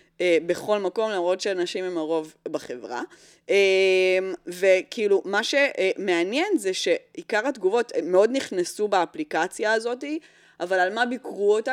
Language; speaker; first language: Hebrew; early bilingual, other home language; English